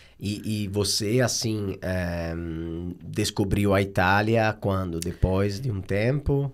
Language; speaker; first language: Portuguese; non-native, fluent; Italian